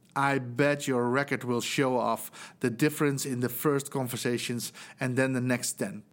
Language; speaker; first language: English; non-native, fluent; Dutch